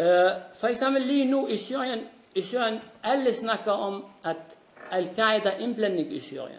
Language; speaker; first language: Danish; non-native, fluent; Arabic